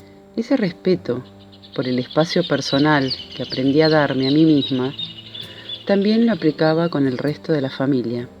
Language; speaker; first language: Spanish; native; Spanish